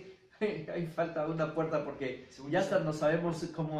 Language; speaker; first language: Spanish; native; Spanish